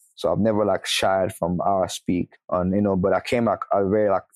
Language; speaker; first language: English; non-native, local second language; Yoruba